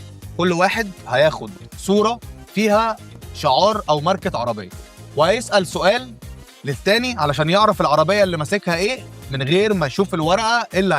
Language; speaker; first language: Arabic; native; Arabic